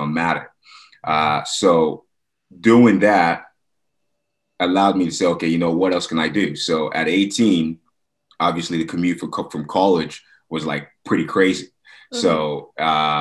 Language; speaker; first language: English; non-native, local second language; Yoruba